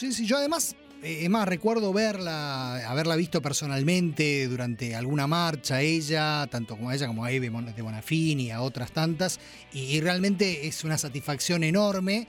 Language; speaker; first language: Spanish; native; Spanish